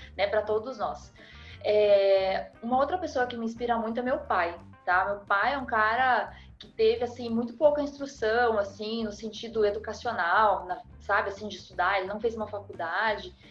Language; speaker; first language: Portuguese; native; Portuguese